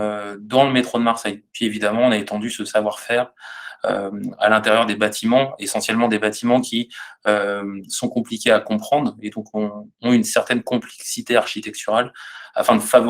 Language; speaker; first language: French; native; French